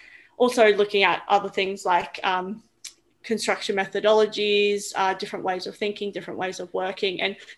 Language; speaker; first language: English; native; English